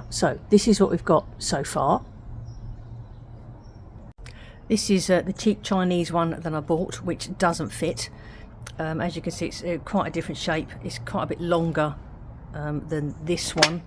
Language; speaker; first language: English; native; English